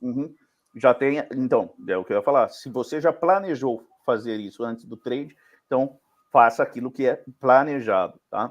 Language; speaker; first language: Portuguese; native; Portuguese